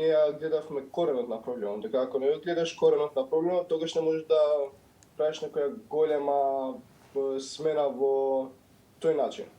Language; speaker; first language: Macedonian; non-native, local second language; Albanian